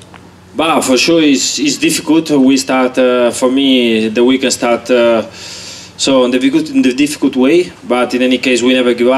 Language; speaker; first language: English; non-native, learner; Italian